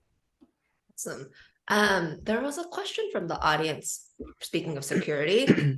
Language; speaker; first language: English; native; English